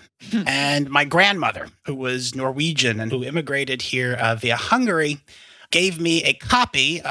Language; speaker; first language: English; native; English